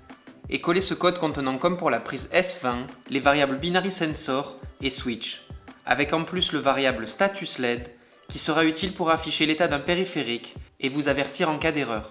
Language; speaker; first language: French; native; French